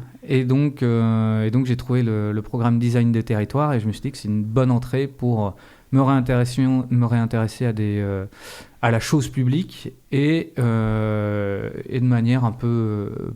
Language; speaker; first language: French; native; French